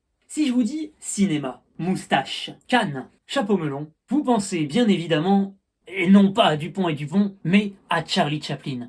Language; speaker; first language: French; native; French